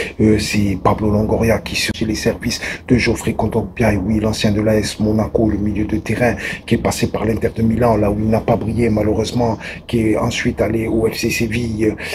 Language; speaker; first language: French; native; French